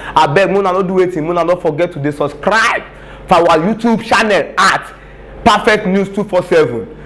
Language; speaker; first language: Nigerian Pidgin; non-native, local second language; Yoruba